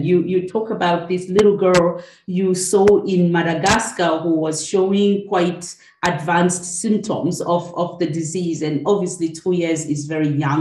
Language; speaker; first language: English; non-native, local second language; Shona